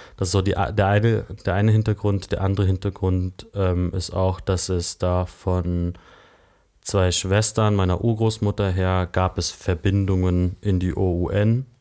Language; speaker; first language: German; native; German